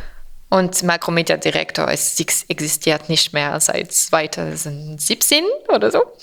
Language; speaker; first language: German; non-native, fluent; French